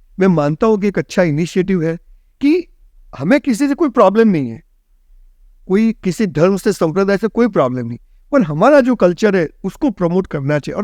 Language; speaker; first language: Hindi; non-native, local second language; Gujarati